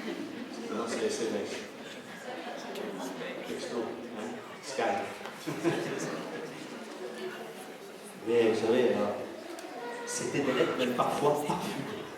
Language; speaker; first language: French; native; French